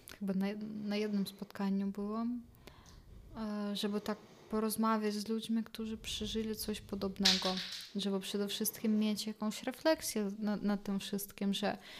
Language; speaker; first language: Polish; non-native, fluent; Belarusian